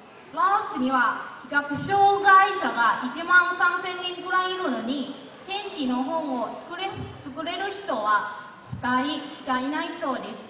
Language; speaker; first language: Japanese; non-native, learner; Lao